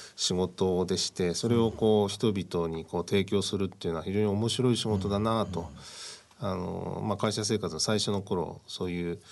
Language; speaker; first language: Japanese; native; Japanese